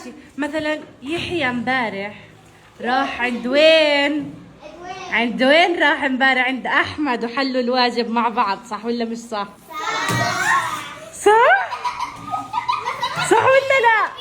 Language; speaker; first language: Arabic; native; Arabic